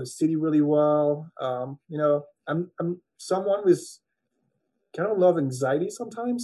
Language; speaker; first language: English; non-native, fluent; French